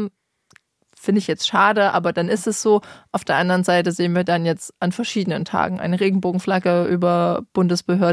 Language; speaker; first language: German; native; German